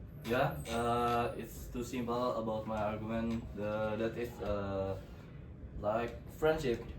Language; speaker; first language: English; non-native, learner; Indonesian